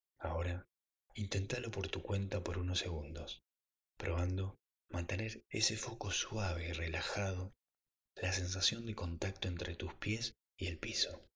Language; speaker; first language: Spanish; native; Spanish